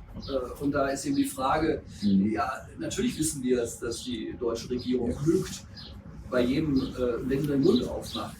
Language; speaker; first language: German; native; German